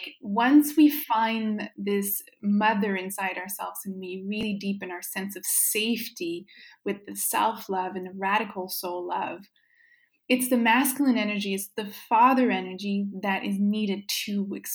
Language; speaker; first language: English; non-native, fluent; French